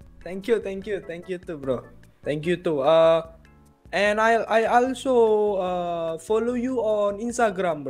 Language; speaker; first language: English; non-native, learner; Indonesian